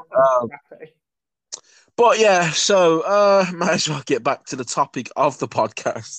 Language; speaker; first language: English; native; English